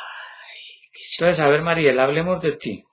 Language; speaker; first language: Spanish; native; Spanish